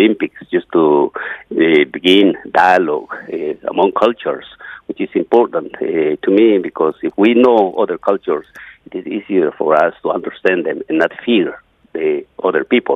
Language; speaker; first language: English; non-native, fluent; Yucateco